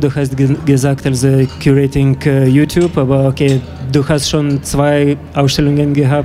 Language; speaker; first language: German; non-native, fluent; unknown